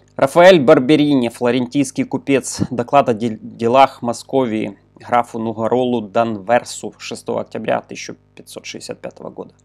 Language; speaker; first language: Russian; non-native, local second language; Ukrainian